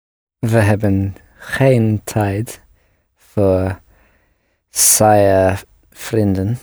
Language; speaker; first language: Dutch; non-native, learner; English